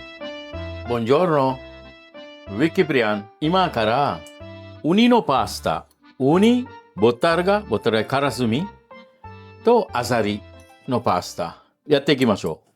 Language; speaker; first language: Japanese; non-native, fluent; Italian